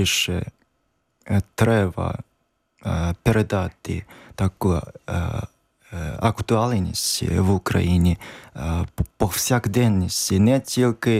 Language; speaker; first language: Ukrainian; non-native, learner; Japanese